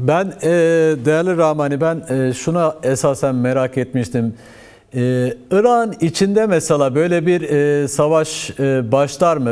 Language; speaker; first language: Turkish; native; Turkish